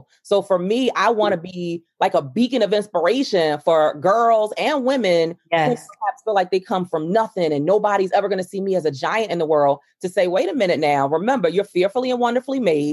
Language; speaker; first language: English; native; English